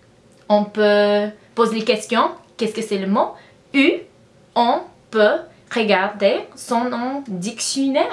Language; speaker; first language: French; non-native, learner; English